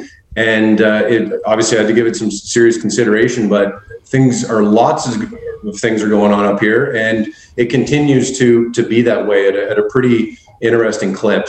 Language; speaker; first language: English; native; English